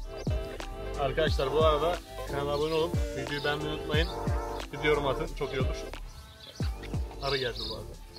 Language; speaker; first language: Turkish; native; Turkish